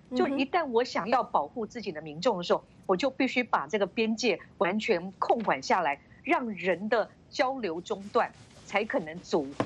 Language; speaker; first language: Chinese; native; Chinese